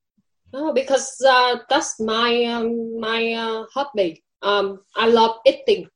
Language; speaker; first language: English; non-native, learner; Vietnamese